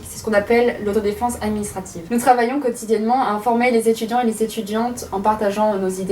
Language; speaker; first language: French; native; French